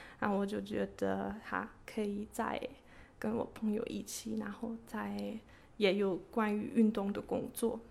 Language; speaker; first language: Chinese; non-native, fluent; German